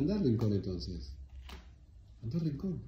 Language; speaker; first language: Spanish; native; Spanish